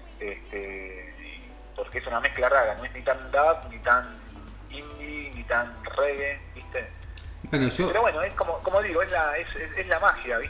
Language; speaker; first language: Spanish; native; Spanish